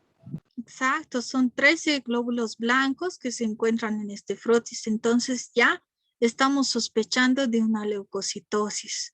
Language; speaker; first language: Spanish; native; Spanish